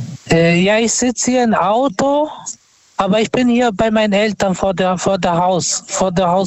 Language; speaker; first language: German; non-native, fluent; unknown